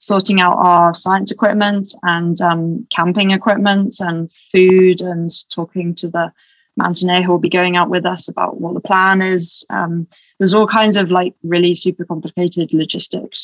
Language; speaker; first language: English; native; English